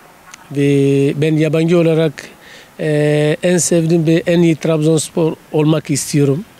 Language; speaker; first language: Turkish; non-native, learner; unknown